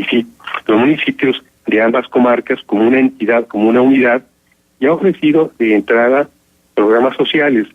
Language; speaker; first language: Spanish; native; Spanish